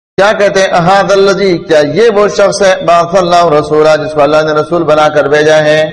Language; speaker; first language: Urdu; non-native, local second language; Pashto